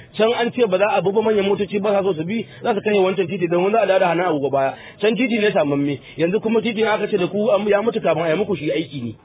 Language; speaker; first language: Hausa; native; Hausa